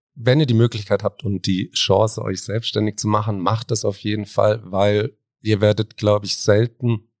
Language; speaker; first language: German; native; German